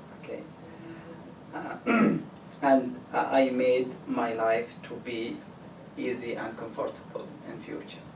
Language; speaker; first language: English; non-native, learner; Arabic